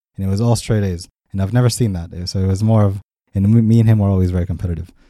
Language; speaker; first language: English; early bilingual, other home language; Hebrew